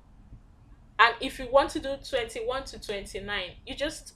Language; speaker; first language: English; non-native, local second language; Igbo